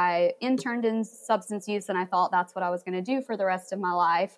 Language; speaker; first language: English; native; English